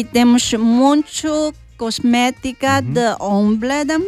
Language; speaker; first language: Spanish; non-native, learner; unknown